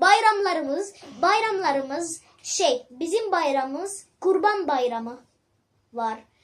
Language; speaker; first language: Turkish; early bilingual, other home language; Arabic